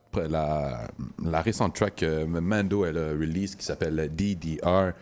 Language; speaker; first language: French; native; French